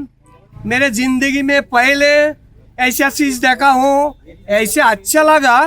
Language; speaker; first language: Hindi; non-native, local second language; Bangla